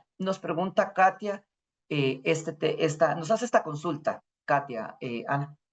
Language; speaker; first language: Spanish; native; Spanish